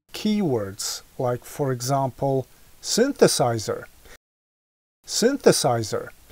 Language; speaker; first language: English; non-native, fluent; Polish